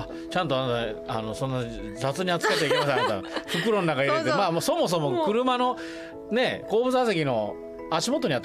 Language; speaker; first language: Japanese; native; Japanese